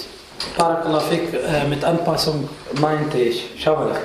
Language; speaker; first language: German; non-native, fluent; Arabic